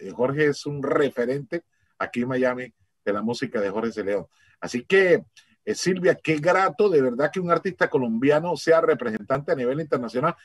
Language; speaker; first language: Spanish; native; Spanish